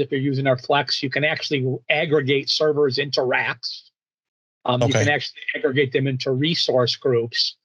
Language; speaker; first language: English; native; English